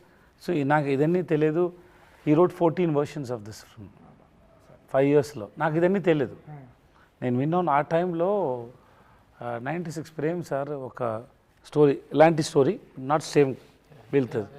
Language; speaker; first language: Telugu; non-native, learner; Tamil